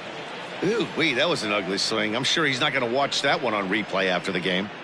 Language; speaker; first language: English; native; English